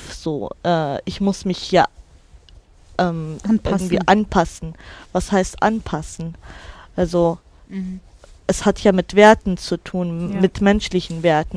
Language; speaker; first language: German; non-native, fluent; Arabic